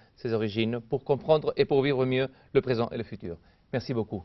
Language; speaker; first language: French; non-native, fluent; Spanish